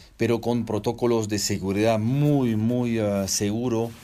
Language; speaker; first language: Spanish; non-native, fluent; French